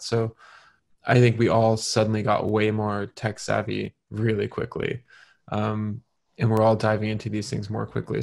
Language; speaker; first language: English; native; English